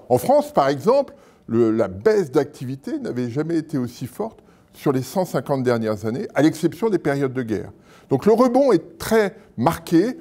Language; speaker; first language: French; native; French